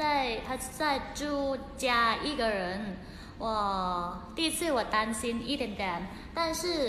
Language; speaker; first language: Chinese; non-native, learner; Thai